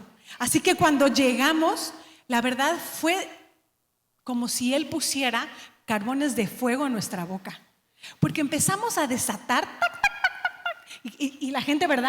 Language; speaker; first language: Spanish; native; Spanish